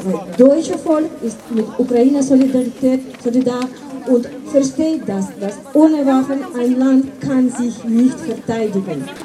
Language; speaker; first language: German; non-native, fluent; Ukrainian